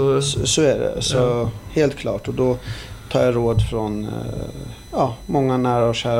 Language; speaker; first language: Swedish; early bilingual, other home language; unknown